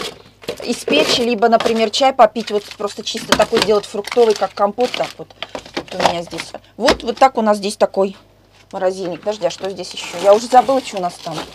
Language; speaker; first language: Russian; native; Russian